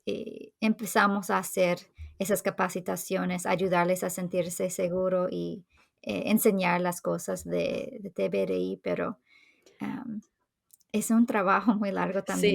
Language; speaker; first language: Spanish; non-native, fluent; English